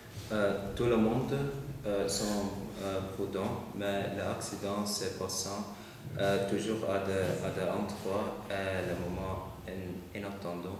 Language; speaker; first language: French; non-native, learner; Dutch